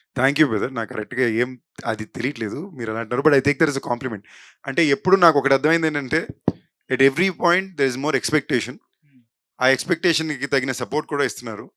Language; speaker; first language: Telugu; native; Telugu